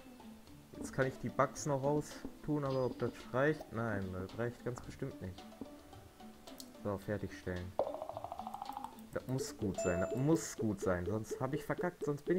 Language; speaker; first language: German; native; German